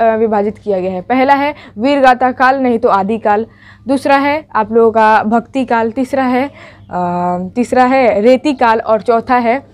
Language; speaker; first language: Hindi; native; Hindi